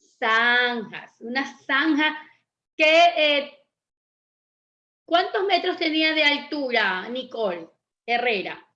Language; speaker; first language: Spanish; native; Spanish